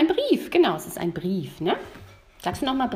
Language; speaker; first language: German; native; German